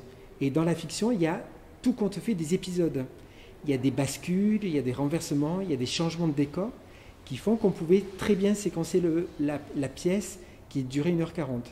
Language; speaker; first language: French; native; French